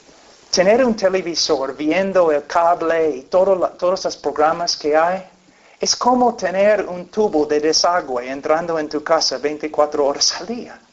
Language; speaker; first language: Spanish; non-native, fluent; English